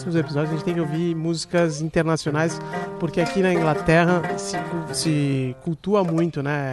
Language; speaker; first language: Portuguese; native; Portuguese